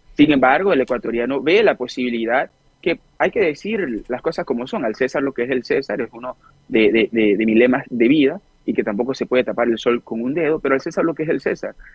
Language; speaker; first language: Spanish; native; Spanish